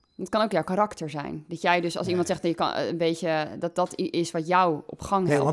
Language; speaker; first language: Dutch; native; Dutch